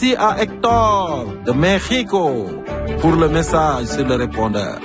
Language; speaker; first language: French; native; French